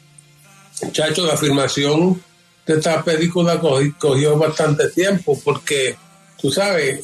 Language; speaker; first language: Spanish; early bilingual, heritage; Spanish